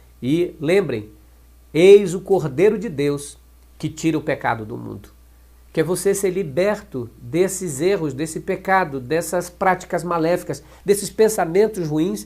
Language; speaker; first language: Portuguese; native; Portuguese